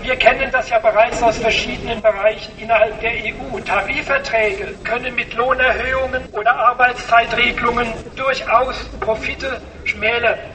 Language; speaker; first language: German; native; German